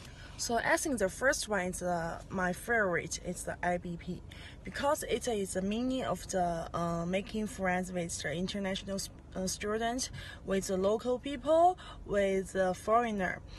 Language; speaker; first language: English; non-native, learner; Chinese